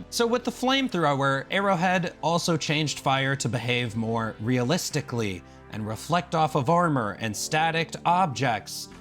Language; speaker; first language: English; native; English